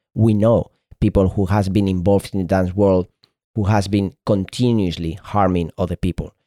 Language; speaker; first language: English; non-native, fluent; Spanish